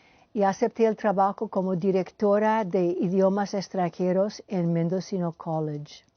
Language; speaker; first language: Spanish; non-native, fluent; English